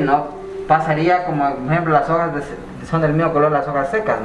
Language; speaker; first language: Spanish; native; Spanish